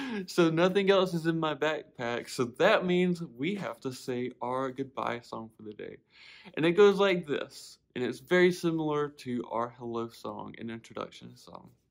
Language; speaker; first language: English; native; English